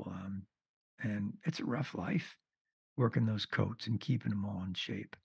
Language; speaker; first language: English; native; English